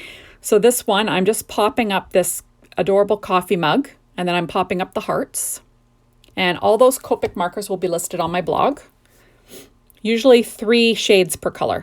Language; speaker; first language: English; native; English